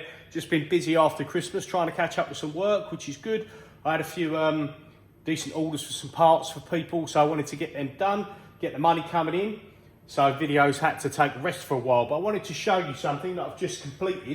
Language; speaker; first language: English; native; English